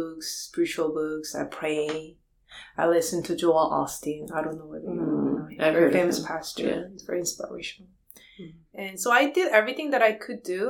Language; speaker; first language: English; non-native, fluent; Korean